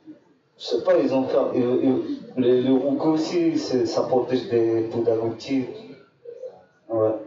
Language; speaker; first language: French; non-native, local second language; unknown